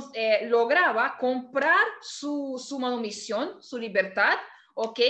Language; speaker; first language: Spanish; non-native, fluent; Portuguese